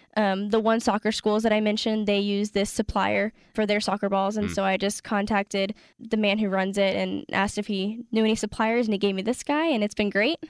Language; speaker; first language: English; native; English